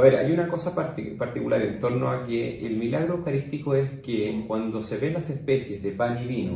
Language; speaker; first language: Spanish; native; Spanish